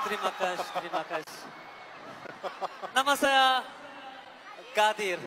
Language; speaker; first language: Indonesian; non-native, learner; Korean